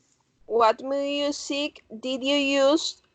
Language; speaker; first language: English; non-native, learner; Spanish